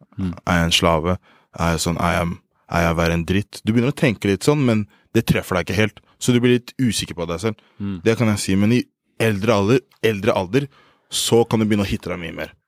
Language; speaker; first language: Norwegian; early bilingual, other home language; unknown